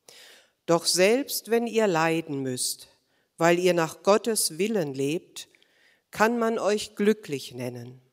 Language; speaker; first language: German; native; German